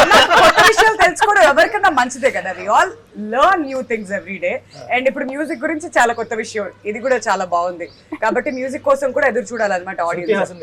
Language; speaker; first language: Telugu; native; Telugu